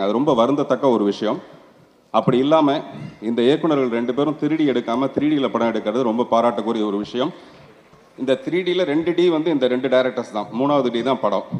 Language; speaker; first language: Tamil; native; Tamil